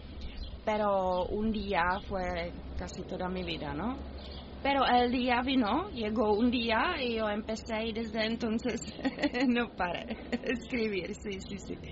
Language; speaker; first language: Spanish; non-native, learner; Czech